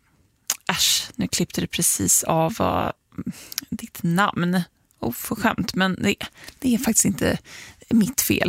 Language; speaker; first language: Swedish; native; Swedish